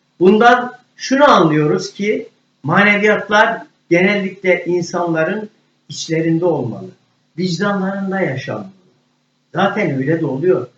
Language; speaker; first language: Turkish; native; Turkish